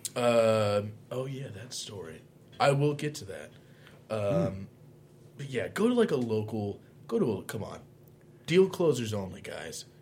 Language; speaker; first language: English; native; English